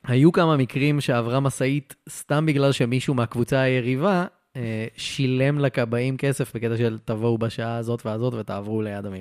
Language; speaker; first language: Hebrew; native; Hebrew